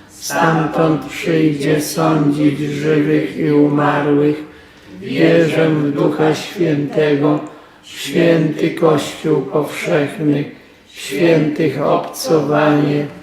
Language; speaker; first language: Polish; native; Polish